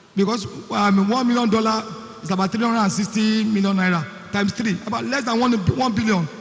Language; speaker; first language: English; non-native, local second language; Yoruba